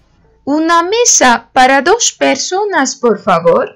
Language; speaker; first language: Spanish; non-native, learner; Turkish